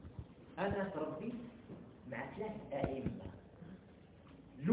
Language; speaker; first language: Arabic; native; Arabic